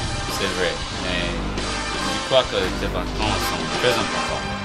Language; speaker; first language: French; non-native, learner; English